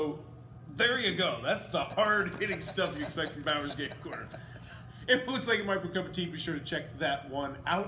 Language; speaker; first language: English; native; English